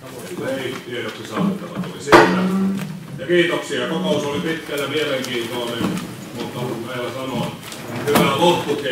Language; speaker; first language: Finnish; native; Finnish